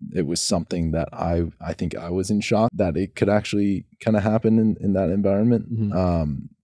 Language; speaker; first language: English; native; English